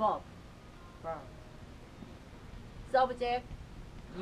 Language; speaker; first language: English; non-native, learner; Korean